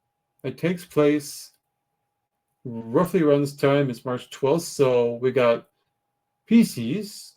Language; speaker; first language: English; native; English